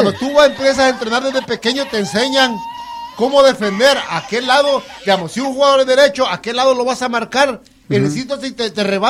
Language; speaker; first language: Spanish; native; Spanish